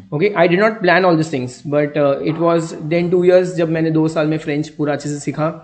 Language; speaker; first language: Hindi; native; Hindi